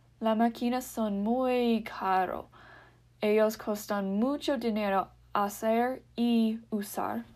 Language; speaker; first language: Spanish; non-native, learner; English